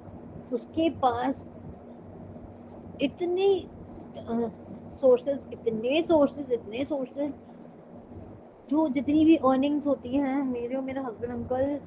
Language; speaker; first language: Hindi; native; Hindi